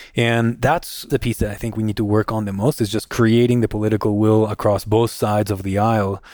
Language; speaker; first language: English; non-native, fluent; Spanish